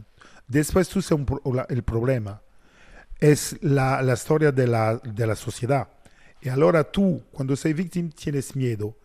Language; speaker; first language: Spanish; non-native, learner; French